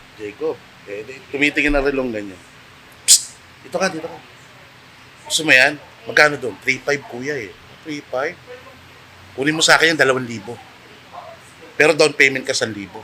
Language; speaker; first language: Filipino; native; Filipino